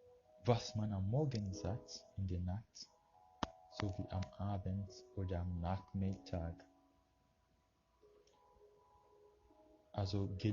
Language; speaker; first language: German; non-native, fluent; Yoruba